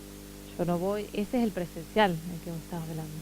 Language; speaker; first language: Spanish; native; Spanish